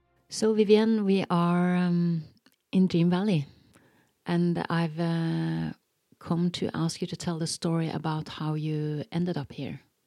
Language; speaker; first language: English; non-native, fluent; Norwegian